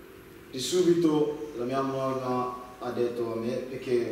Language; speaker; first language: Italian; non-native, learner; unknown